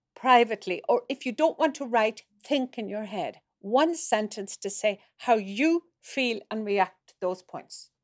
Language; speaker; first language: English; native; English